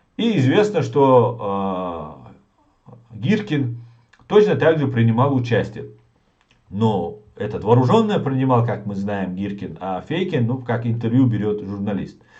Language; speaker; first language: Russian; non-native, local second language; Chechen